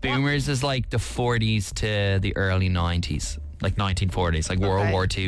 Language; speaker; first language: English; native; English